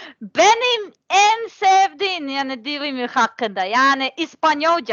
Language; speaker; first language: Turkish; non-native, learner; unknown